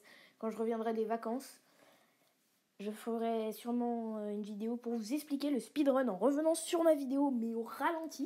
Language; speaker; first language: French; native; French